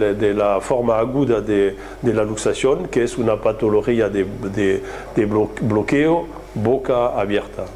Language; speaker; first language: Spanish; non-native, fluent; French